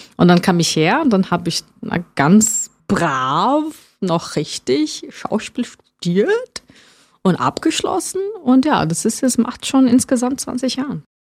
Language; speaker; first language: German; non-native, fluent; Portuguese